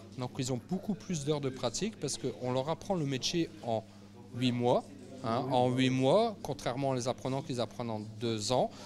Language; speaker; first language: French; native; French